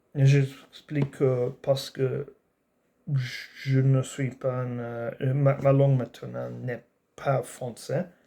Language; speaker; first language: French; non-native, learner; English